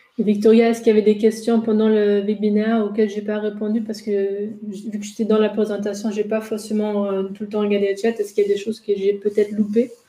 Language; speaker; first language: French; non-native, fluent; German